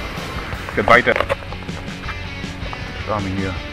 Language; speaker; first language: German; non-native, learner; French